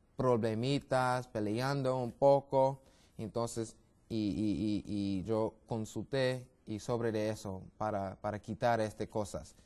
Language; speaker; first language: Spanish; non-native, learner; English